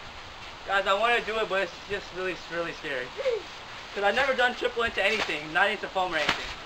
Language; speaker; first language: English; native; English